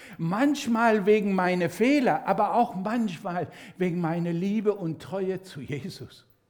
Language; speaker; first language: German; non-native, fluent; Spanish